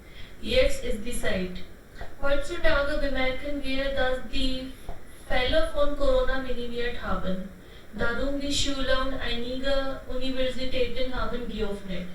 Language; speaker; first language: German; non-native, learner; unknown